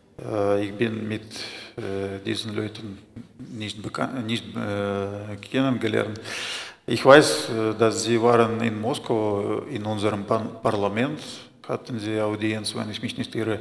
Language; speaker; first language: German; non-native, fluent; Russian